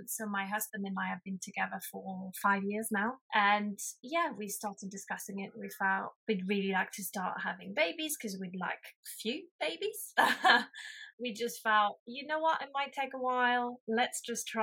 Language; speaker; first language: English; non-native, fluent; French